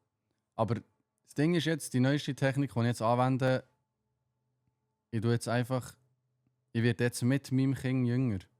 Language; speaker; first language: German; native; German